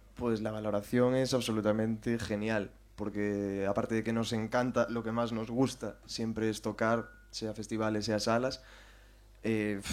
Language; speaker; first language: Spanish; native; Spanish